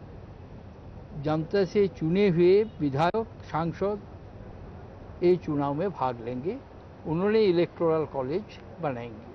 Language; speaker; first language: Hindi; non-native, local second language; Bangla